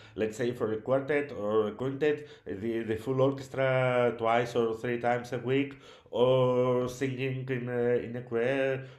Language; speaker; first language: English; non-native, learner; Greek